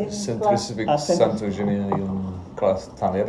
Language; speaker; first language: Catalan; non-native, learner; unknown